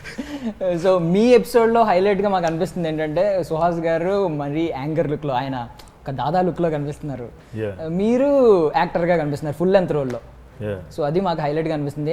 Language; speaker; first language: Telugu; native; Telugu